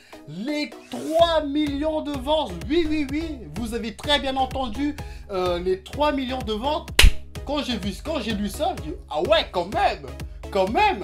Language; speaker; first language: French; native; French